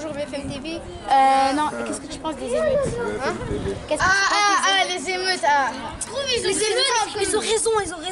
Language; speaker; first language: French; native; French